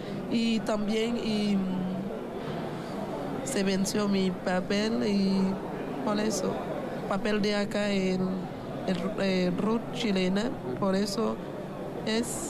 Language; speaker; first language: Spanish; non-native, learner; Haitian Creole